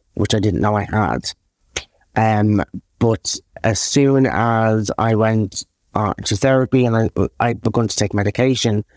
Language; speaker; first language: English; native; English